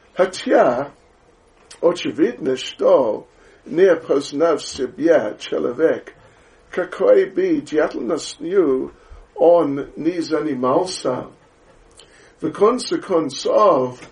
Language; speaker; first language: Russian; non-native, learner; English